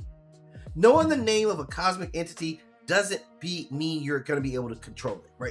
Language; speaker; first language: English; native; English